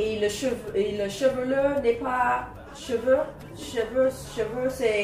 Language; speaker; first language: French; non-native, learner; English